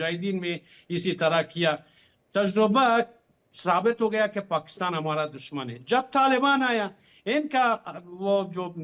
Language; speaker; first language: Hindi; non-native, fluent; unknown